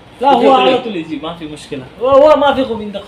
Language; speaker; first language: Arabic; non-native, learner; Bangla